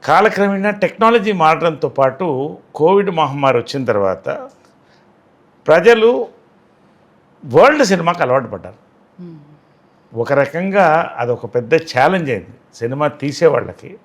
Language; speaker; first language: Telugu; native; Telugu